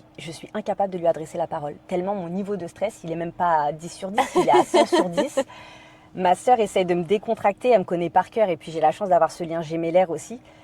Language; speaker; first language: French; native; French